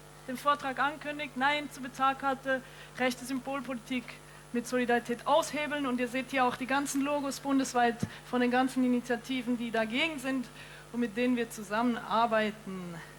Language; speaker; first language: German; native; German